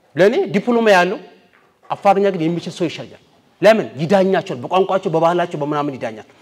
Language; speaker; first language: Amharic; non-native, local second language; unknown